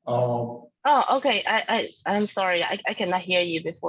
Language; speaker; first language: English; non-native, learner; Chinese